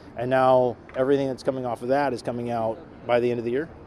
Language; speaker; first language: English; non-native, fluent; Spanish